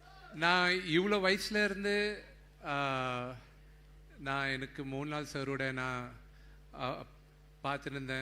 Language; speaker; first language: Tamil; non-native, local second language; Telugu